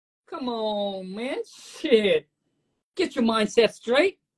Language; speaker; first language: English; non-native, fluent; Vietnamese